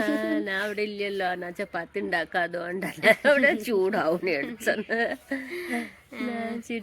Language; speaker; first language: Malayalam; non-native, learner; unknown